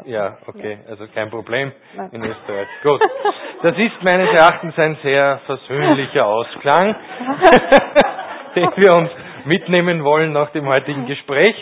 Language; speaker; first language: German; native; German